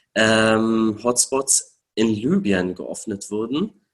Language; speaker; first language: German; non-native, fluent; Arabic